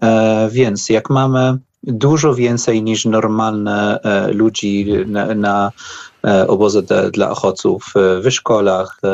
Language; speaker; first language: Polish; non-native, learner; Arabic